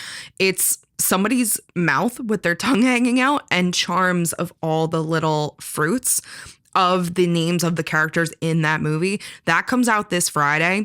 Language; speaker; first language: English; native; English